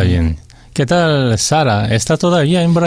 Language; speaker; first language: Spanish; non-native, fluent; Korean